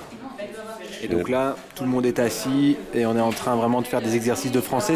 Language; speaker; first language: French; native; French